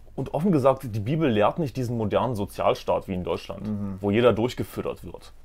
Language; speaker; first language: German; native; German